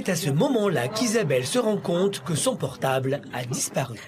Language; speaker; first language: French; native; French